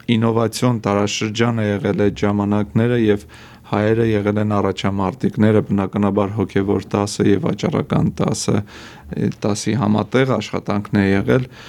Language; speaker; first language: Armenian; native; Armenian